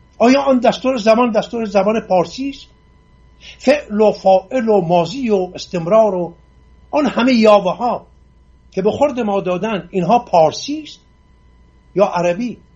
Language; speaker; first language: Persian; non-native, local second language; Assyrian Neo-Aramaic